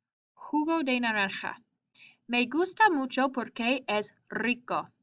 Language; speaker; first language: Spanish; non-native, fluent; English